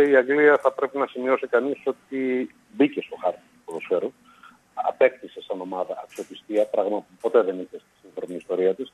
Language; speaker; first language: Greek; native; Greek